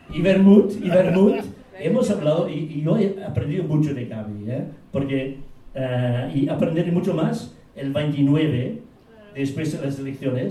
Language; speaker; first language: Spanish; non-native, fluent; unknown